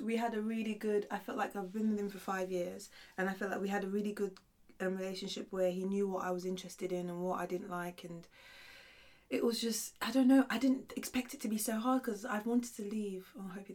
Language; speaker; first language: English; early bilingual, other home language; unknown